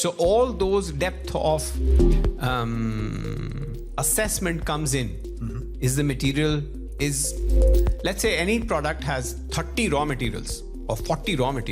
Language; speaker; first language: English; non-native, local second language; Punjabi